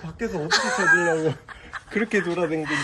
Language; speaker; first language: Korean; native; Korean